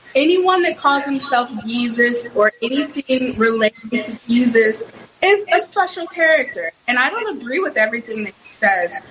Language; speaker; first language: English; native; English